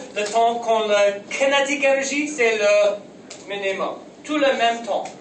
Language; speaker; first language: French; non-native, learner; English